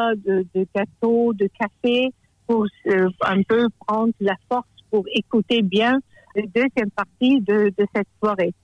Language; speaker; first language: French; non-native, fluent; German